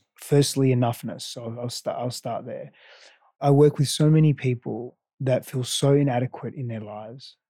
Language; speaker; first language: English; non-native, local second language; Greek